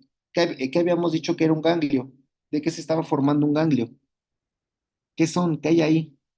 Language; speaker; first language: Spanish; native; Spanish